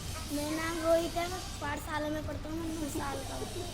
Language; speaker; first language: Hindi; native; Hindi